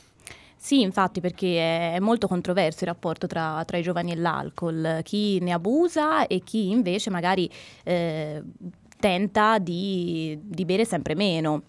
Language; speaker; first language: Italian; native; Italian